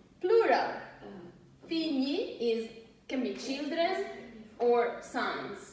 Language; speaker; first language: English; non-native, fluent; Italian